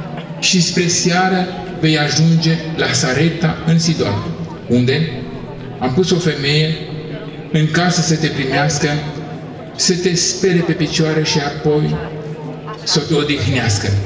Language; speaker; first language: Romanian; native; Romanian